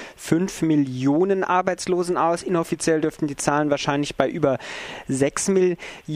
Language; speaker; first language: German; native; German